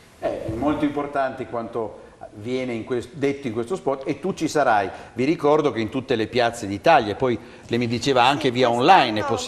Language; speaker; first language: Italian; native; Italian